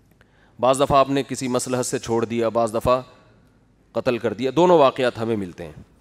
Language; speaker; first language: Urdu; native; Urdu